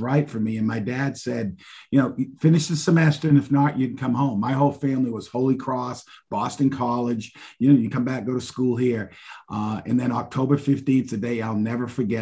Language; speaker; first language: English; native; English